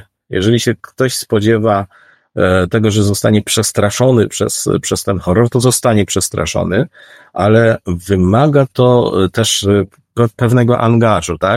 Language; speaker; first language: Polish; native; Polish